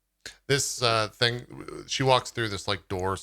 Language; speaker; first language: English; native; English